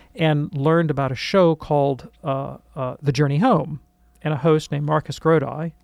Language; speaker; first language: English; native; English